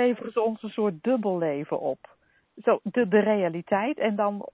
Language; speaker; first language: Dutch; native; Dutch